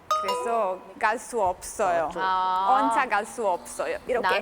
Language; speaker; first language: Korean; non-native, learner; English